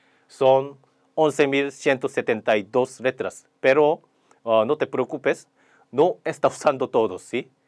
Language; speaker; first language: Spanish; non-native, learner; Korean